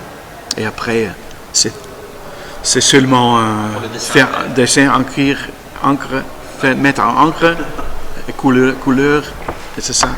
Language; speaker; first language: French; non-native, learner; Dutch